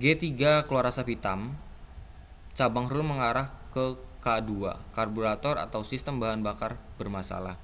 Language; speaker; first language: Indonesian; native; Indonesian